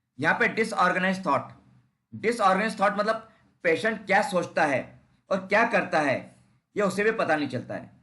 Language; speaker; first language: Hindi; non-native, local second language; Marathi